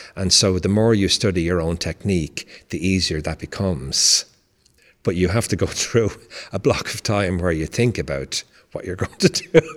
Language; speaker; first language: English; native; English